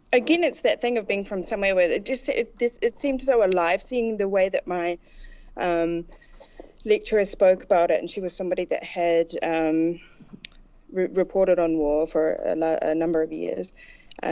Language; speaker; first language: English; native; English